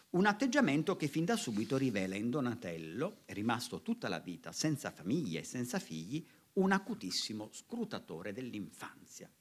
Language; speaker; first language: Italian; native; Italian